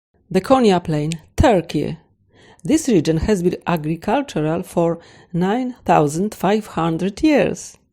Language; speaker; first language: English; non-native, fluent; Polish